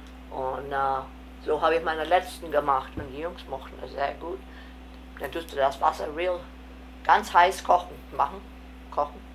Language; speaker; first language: German; early bilingual, heritage; German